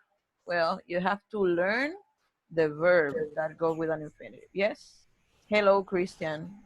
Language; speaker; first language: English; non-native, fluent; Spanish